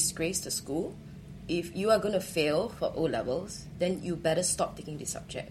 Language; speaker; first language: English; early bilingual, other home language; Chinese